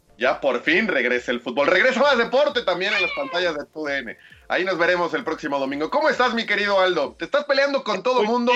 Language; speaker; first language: Spanish; native; Spanish